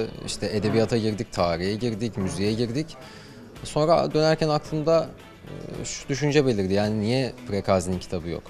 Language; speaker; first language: Turkish; native; Turkish